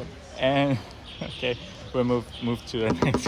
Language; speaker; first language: English; non-native, learner; Chinese